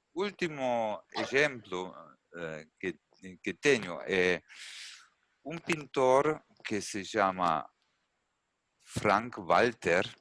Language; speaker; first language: Portuguese; non-native, learner; German